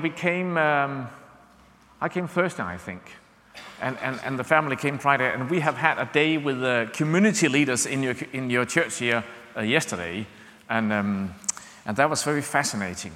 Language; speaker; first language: English; non-native, fluent; Danish